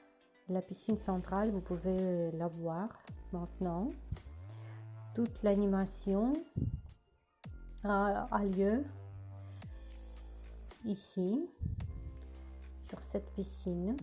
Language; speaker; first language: French; non-native, learner; Russian